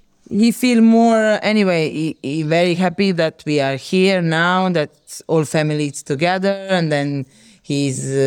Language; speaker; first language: English; non-native, learner; Serbian